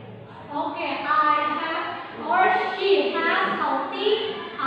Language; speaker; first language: English; non-native, learner; Indonesian